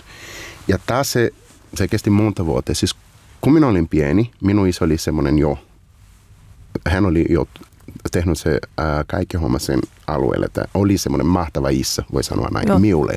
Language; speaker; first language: Finnish; non-native, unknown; Portuguese